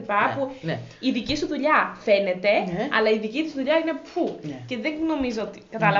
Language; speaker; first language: Greek; native; Greek